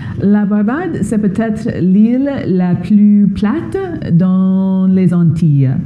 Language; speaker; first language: French; non-native, fluent; English